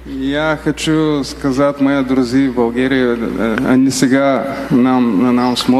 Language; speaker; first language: Russian; non-native, learner; Bulgarian